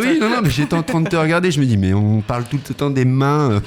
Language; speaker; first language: French; native; French